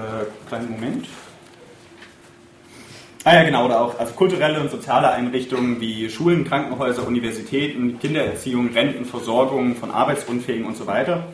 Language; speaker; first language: German; native; German